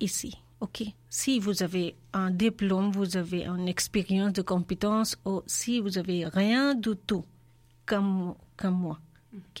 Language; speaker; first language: French; non-native, learner; Urdu